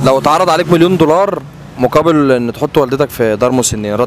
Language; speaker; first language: Arabic; native; Arabic